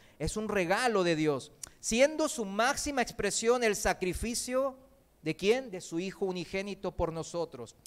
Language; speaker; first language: Spanish; early bilingual, other home language; Korean